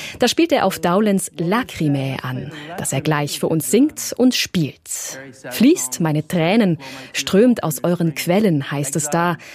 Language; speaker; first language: German; native; German